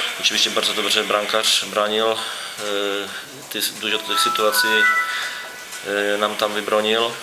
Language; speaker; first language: Polish; non-native, learner; Czech